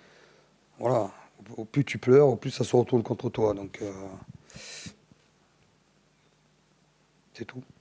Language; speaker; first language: French; native; French